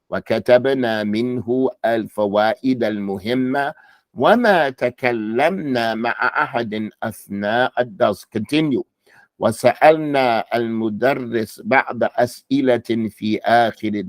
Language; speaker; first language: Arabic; non-native, fluent; English